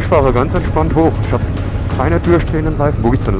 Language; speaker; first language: German; native; German